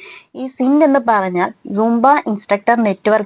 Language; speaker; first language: Malayalam; native; Malayalam